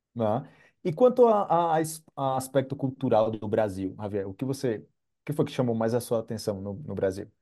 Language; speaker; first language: Portuguese; native; Portuguese